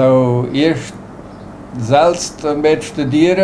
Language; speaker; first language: German; non-native, local second language; Plautdietsch